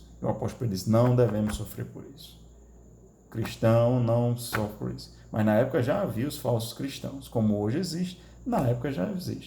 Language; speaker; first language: Portuguese; native; Portuguese